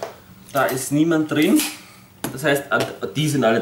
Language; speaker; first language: German; native; German